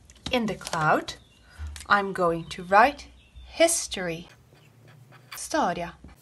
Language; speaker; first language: English; non-native, fluent; Italian